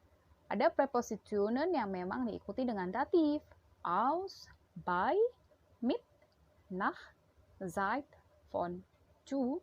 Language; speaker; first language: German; non-native, fluent; Indonesian